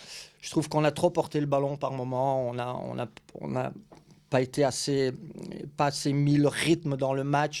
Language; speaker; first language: French; native; French